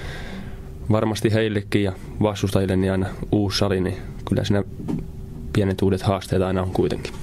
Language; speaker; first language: Finnish; native; Finnish